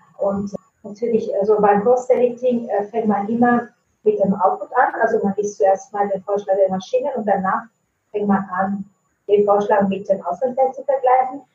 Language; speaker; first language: German; non-native, fluent; Italian